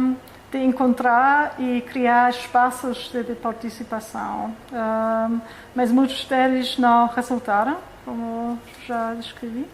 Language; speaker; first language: Portuguese; non-native, fluent; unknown